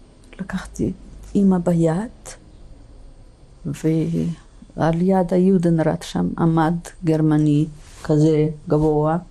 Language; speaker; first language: Hebrew; non-native, fluent; Polish